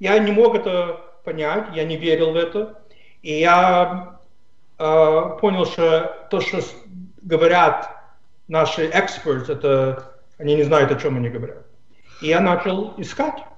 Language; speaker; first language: Russian; non-native, fluent; English